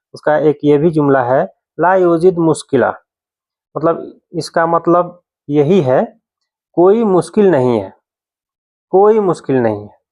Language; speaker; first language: Hindi; native; Hindi